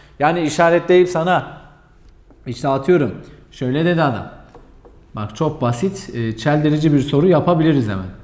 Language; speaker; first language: Turkish; native; Turkish